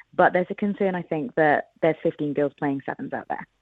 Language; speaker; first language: English; native; English